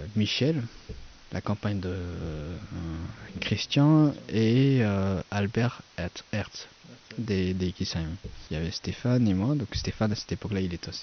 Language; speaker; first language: French; non-native, fluent; Persian